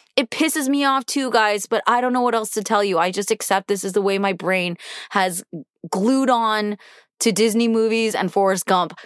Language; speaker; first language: English; native; English